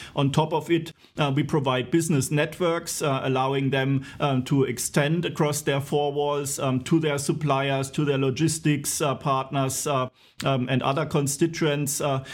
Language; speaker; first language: English; non-native, fluent; German